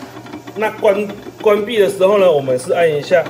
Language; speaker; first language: Chinese; native; Chinese